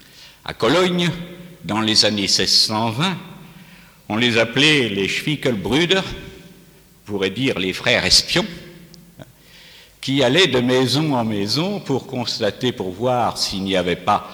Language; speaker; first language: French; native; French